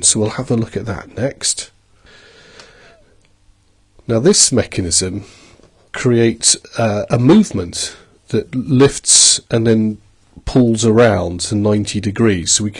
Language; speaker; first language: English; native; English